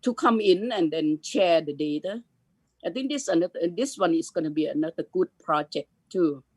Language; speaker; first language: English; non-native, fluent; Thai